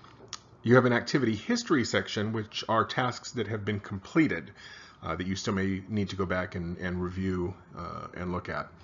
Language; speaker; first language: English; native; English